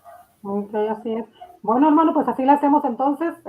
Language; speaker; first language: Spanish; native; Spanish